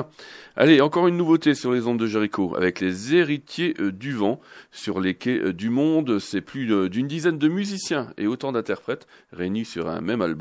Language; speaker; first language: French; native; French